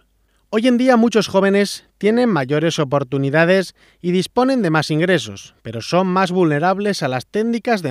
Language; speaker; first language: Spanish; native; Spanish